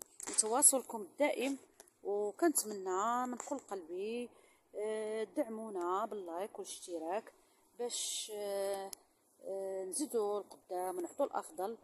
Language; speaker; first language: Arabic; native; Arabic